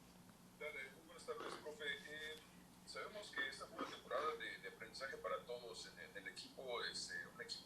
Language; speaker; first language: Spanish; native; Spanish